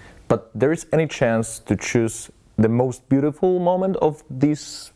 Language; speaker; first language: English; non-native, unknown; Polish